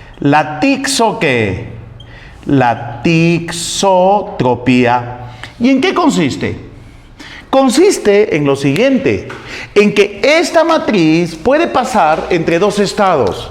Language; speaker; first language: Spanish; native; Spanish